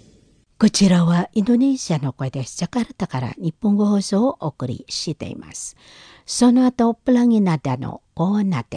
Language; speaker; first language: Japanese; non-native, learner; Indonesian